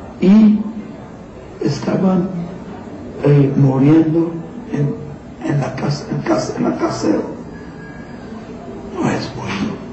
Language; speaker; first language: Spanish; non-native, learner; Haitian Creole